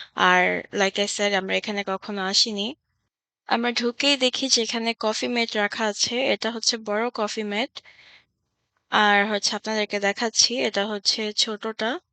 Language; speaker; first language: Bangla; early bilingual, heritage; Bangla